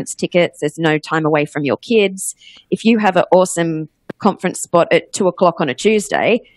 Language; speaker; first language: English; native; English